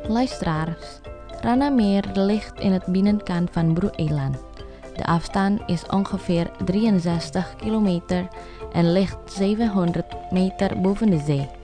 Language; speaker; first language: Dutch; non-native, learner; Indonesian